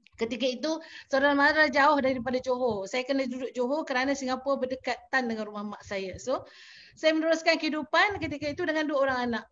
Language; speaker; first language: Malay; native; Malay